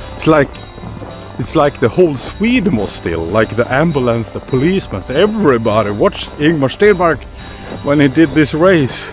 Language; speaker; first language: English; non-native, fluent; Swedish